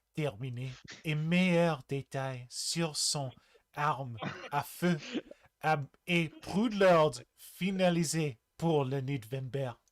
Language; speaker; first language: French; non-native, learner; English